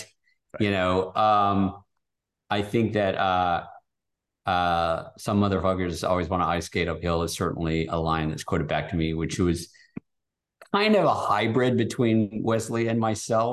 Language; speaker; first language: English; native; English